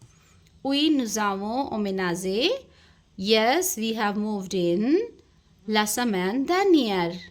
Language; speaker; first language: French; non-native, fluent; Hindi